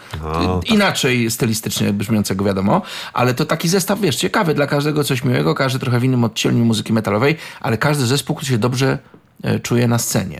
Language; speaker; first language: Polish; native; Polish